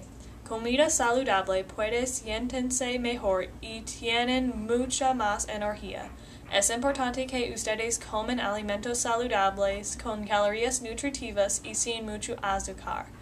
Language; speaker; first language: Spanish; non-native, learner; English